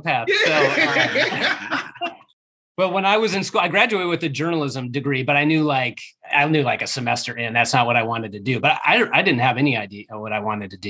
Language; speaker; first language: English; native; English